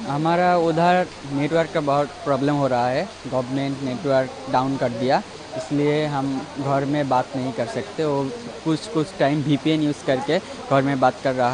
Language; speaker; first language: Hindi; non-native, learner; Bangla